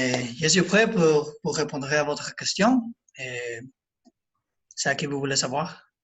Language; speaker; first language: French; non-native, learner; Spanish